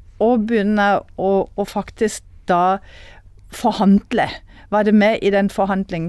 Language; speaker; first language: Norwegian; non-native, fluent; German